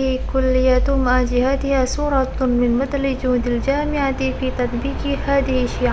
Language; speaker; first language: Arabic; non-native, learner; Indonesian